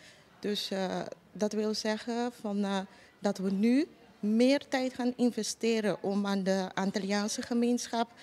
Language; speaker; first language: Dutch; non-native, local second language; Papiamento